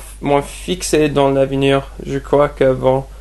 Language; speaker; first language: French; non-native, fluent; English